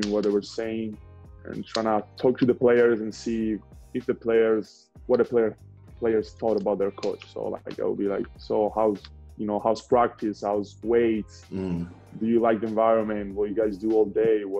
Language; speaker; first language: English; non-native, fluent; Italian